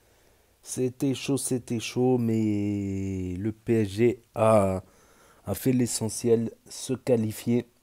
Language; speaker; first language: French; native; French